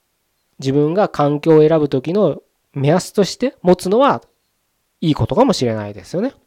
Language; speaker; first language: Japanese; native; Japanese